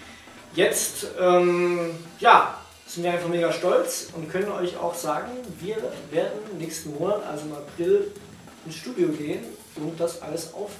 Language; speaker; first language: German; native; German